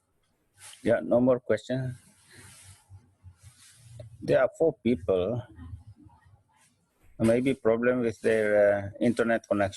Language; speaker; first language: English; non-native, fluent; Indonesian